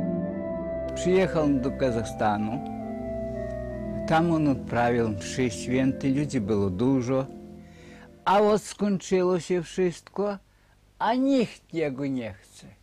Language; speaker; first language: Polish; early bilingual, heritage; Polish